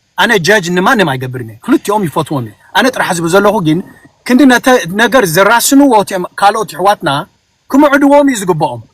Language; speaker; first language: Tigrinya; early bilingual, heritage; Tigrinya